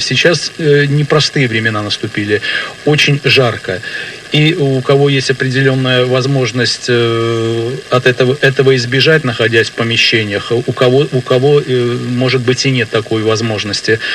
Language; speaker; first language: Russian; native; Russian